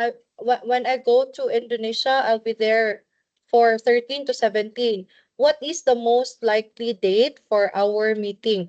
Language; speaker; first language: English; non-native, local second language; Cebuano